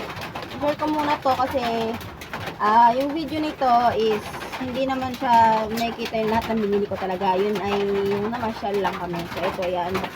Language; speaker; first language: Filipino; native; Filipino